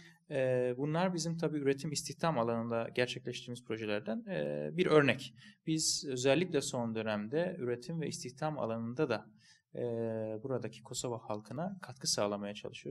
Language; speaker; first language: Turkish; native; Turkish